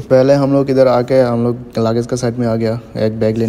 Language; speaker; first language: Hindi; non-native, learner; Bangla